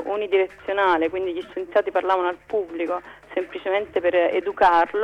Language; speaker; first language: Italian; native; Italian